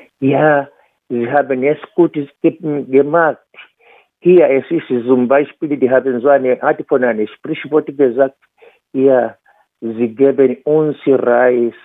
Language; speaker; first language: German; non-native, fluent; Swahili